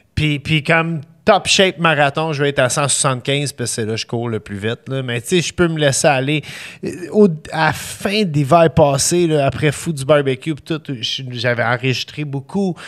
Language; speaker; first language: French; native; French